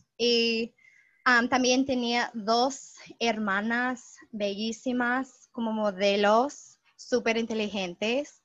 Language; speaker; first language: Spanish; non-native, fluent; English